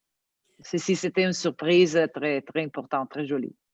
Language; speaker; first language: French; non-native, learner; Italian